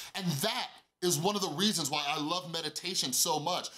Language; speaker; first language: English; native; English